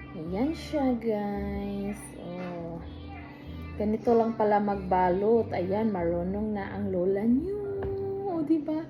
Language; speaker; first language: Filipino; non-native, local second language; Cebuano